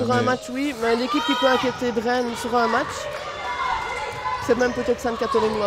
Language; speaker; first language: French; native; French